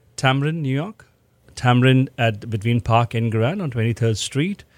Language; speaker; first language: English; non-native, local second language; Hindi